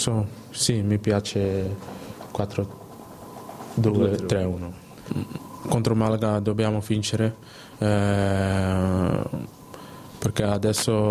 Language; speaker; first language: Italian; non-native, learner; Dutch